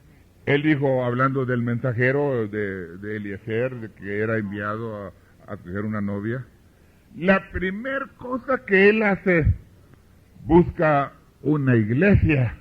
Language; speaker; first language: Spanish; early bilingual, heritage; Spanish